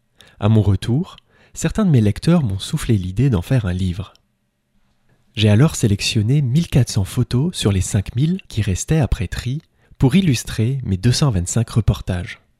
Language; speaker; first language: French; native; French